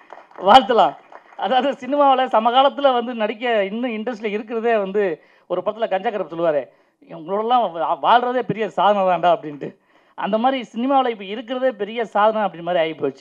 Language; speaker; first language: Tamil; native; Tamil